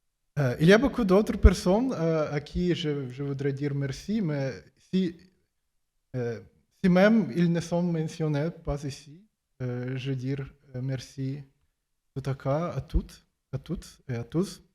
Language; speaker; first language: French; non-native, fluent; Ukrainian